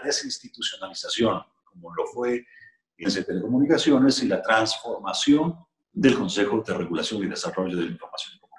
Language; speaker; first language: Spanish; native; Spanish